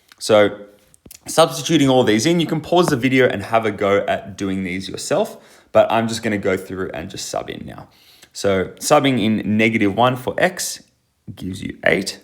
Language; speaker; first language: English; native; English